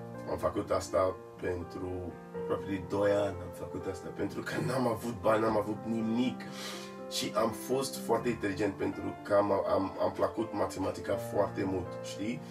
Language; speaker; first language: Romanian; non-native, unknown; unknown